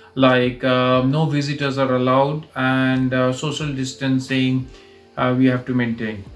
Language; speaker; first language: English; non-native, local second language; Bangla